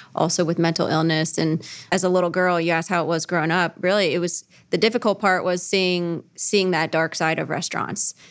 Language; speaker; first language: English; native; English